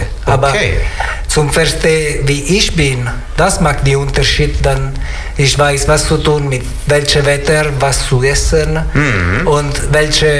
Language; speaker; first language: German; non-native, learner; Italian